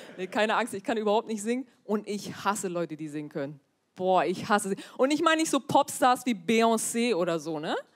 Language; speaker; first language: German; early bilingual, other home language; Turkish